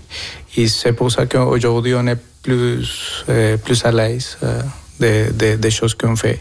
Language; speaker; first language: French; non-native, fluent; Spanish